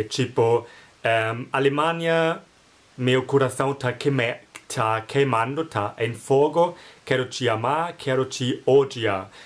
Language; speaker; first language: Portuguese; non-native, fluent; German